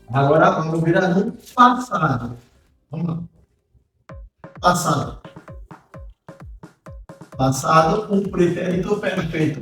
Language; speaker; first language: Portuguese; non-native, fluent; Haitian Creole